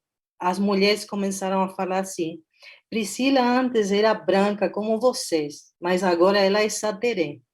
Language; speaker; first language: Portuguese; non-native, fluent; Spanish